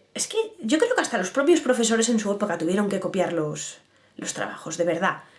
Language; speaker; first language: Spanish; native; Spanish